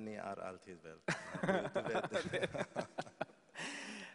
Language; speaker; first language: Swedish; non-native, fluent; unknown